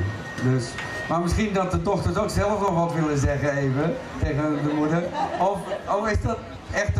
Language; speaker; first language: Dutch; native; Dutch